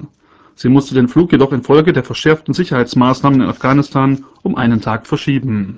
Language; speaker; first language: German; native; German